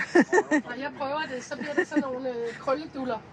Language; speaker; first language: Danish; native; Danish